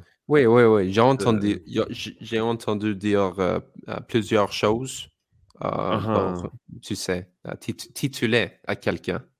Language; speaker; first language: French; non-native, learner; English